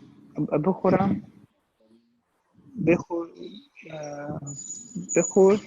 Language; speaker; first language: Persian; non-native, learner; Urdu